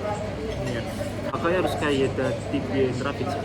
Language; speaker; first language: Russian; non-native, learner; Indonesian